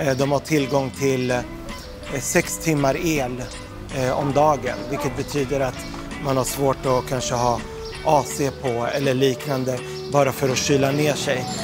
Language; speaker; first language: Swedish; early bilingual, other home language; Arabic